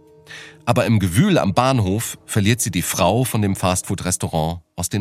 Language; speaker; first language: German; native; German